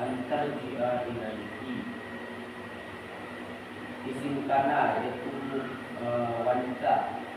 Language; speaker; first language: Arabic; non-native, learner; Indonesian